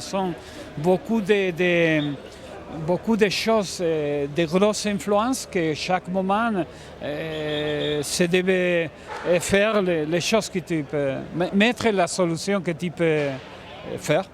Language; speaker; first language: French; non-native, learner; Spanish